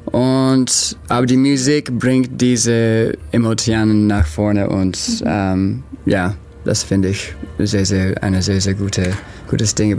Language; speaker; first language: German; non-native, learner; English